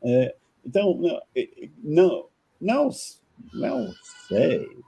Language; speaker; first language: Portuguese; non-native, fluent; English